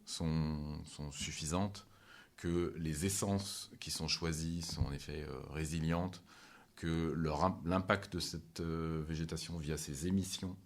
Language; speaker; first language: French; native; French